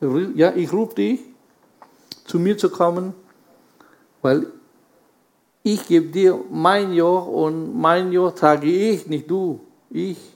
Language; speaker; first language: German; non-native, fluent; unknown